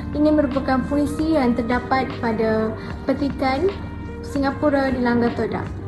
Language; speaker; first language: Malay; native; Malay